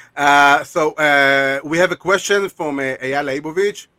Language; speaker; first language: English; non-native, fluent; Hebrew